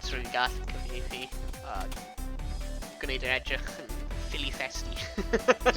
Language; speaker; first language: Welsh; non-native, local second language; English